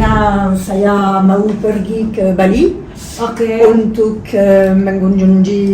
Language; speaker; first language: Indonesian; non-native, learner; French